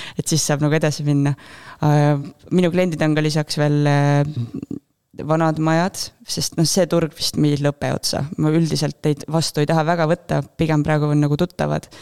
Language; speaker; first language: Estonian; native; Estonian